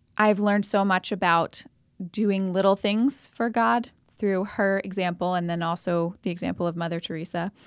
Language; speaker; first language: English; native; English